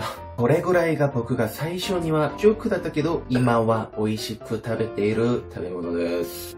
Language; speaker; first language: Japanese; non-native, fluent; Korean